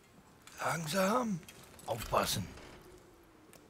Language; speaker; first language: German; native; German